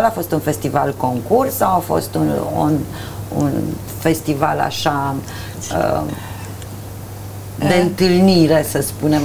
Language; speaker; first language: Romanian; native; Romanian